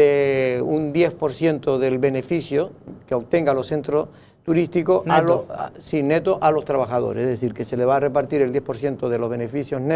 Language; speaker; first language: Spanish; native; Spanish